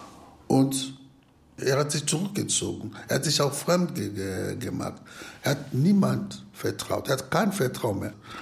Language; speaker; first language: German; non-native, fluent; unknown